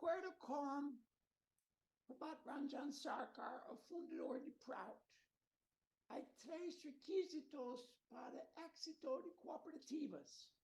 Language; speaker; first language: Portuguese; non-native, learner; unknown